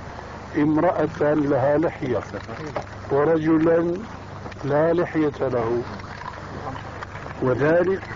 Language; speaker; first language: Arabic; early bilingual, other home language; Albanian